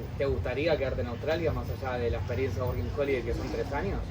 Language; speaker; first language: Spanish; native; Spanish